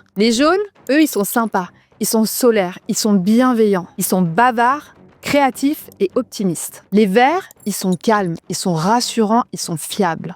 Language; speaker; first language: French; native; French